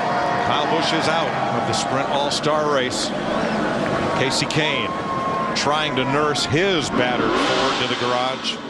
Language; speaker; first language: English; native; English